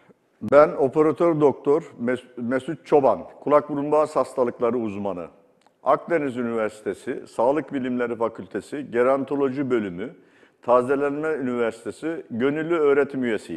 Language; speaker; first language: Turkish; native; Turkish